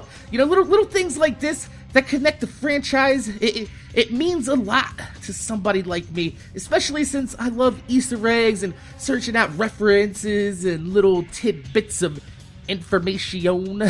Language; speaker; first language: English; native; English